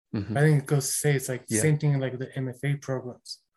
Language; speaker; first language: English; early bilingual, other home language; Romanian